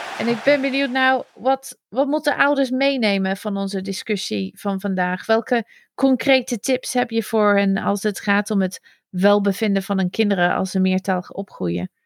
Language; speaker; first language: Dutch; non-native, fluent; English